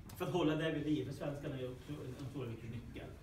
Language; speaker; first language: Swedish; native; Swedish